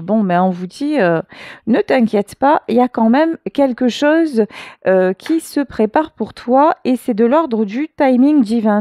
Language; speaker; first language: French; native; French